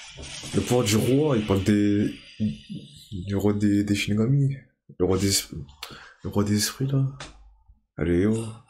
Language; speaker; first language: French; native; French